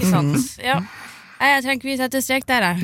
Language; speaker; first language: Norwegian; native; Norwegian